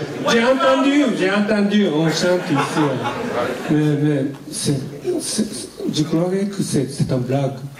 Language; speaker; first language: French; non-native, learner; Japanese